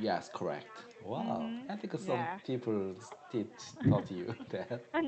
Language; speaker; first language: English; non-native, learner; Korean